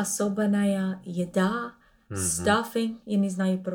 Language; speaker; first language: Russian; non-native, learner; English